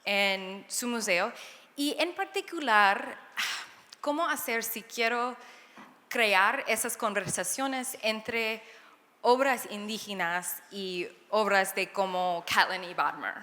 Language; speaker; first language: Spanish; non-native, fluent; English